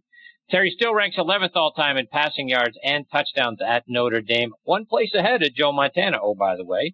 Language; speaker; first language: English; native; English